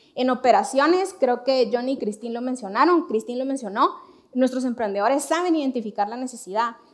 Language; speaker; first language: Spanish; native; Spanish